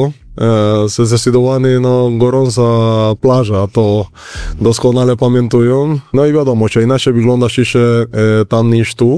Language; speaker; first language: Polish; non-native, learner; Spanish